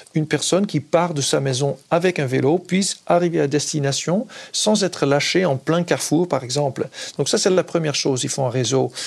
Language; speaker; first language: French; non-native, fluent; Dutch